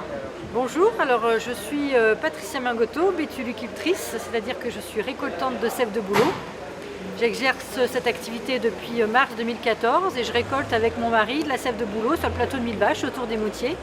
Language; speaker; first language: French; native; French